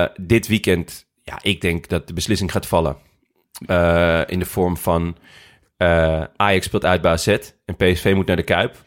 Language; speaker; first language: Dutch; native; Dutch